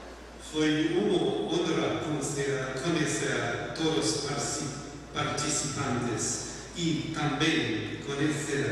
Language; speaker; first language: Portuguese; non-native, learner; English